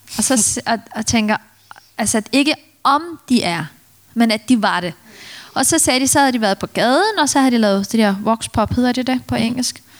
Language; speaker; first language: Danish; early bilingual, other home language; Turkish